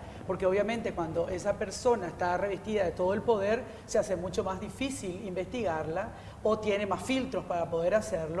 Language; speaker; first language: Spanish; native; Spanish